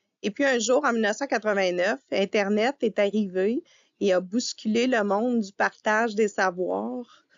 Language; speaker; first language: French; native; French